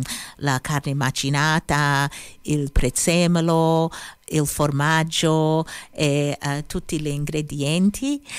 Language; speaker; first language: Italian; early bilingual, heritage; English